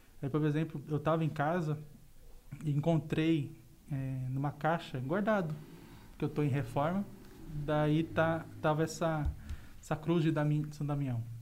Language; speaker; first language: Portuguese; native; Portuguese